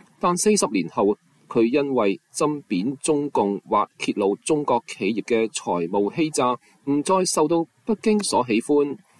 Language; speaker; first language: Chinese; non-native, local second language; Cantonese